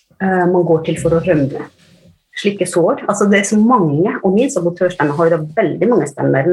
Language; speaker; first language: Norwegian; early bilingual, other home language; Finnish